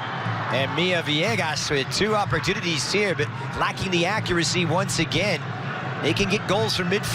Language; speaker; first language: English; native; English